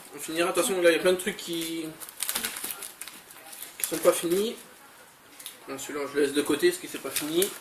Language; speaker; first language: French; native; French